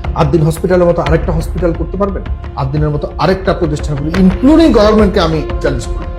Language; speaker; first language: Bangla; native; Bangla